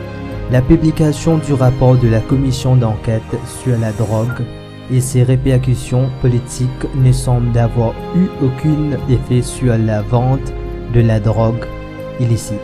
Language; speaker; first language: French; non-native, local second language; Morisyen